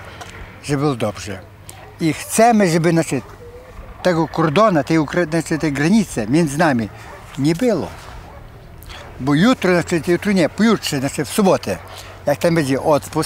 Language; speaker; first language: Polish; non-native, local second language; Ukrainian